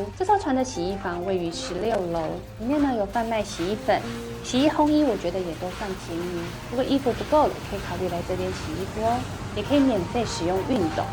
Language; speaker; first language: Chinese; native; Chinese